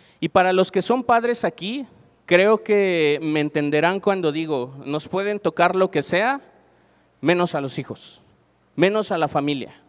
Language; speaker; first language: Spanish; native; Spanish